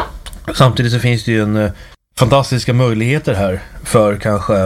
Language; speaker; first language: Swedish; native; Swedish